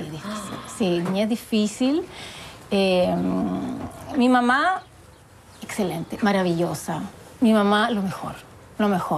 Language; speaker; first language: Spanish; native; Spanish